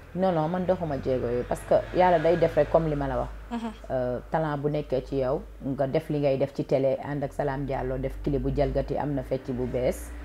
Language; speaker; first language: Wolof; non-native, local second language; Fula